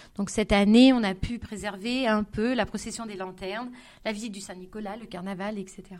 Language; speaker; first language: French; native; French